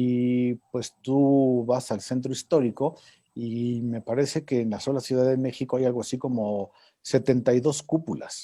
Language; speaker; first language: Spanish; native; Spanish